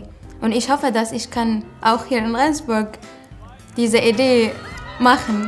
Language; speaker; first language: German; non-native, learner; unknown